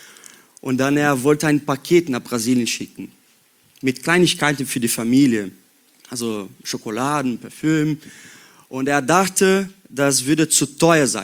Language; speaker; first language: German; non-native, learner; Portuguese